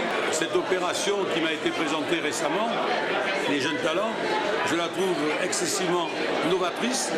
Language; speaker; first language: French; native; French